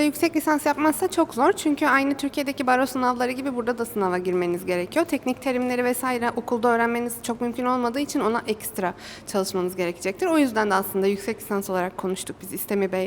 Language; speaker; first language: Turkish; native; Turkish